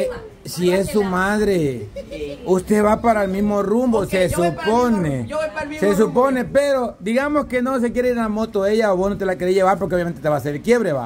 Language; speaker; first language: Spanish; native; Spanish